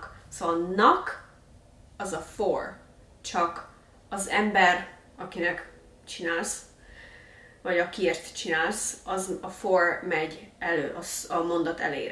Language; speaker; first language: Hungarian; early bilingual, heritage; Hungarian